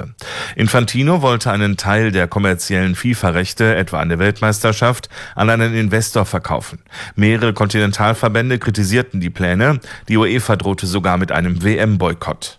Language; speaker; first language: German; native; German